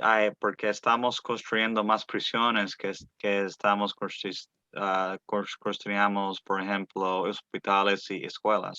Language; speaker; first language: Spanish; early bilingual, heritage; Spanish